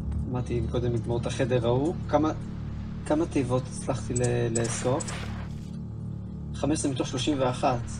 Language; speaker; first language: Hebrew; native; Hebrew